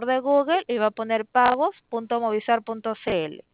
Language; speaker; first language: Spanish; native; Spanish